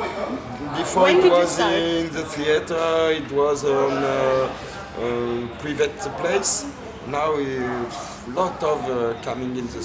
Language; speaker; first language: English; non-native, learner; French